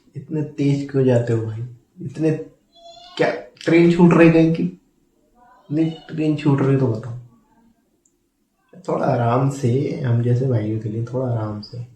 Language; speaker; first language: Hindi; native; Hindi